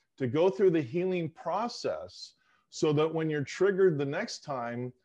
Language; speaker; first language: English; native; English